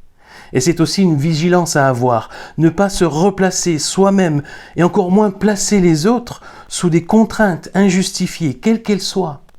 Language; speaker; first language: French; native; French